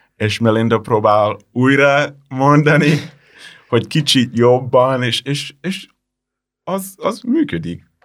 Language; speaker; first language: Hungarian; non-native, learner; English